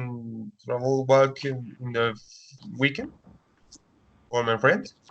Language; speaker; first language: English; non-native, learner; Spanish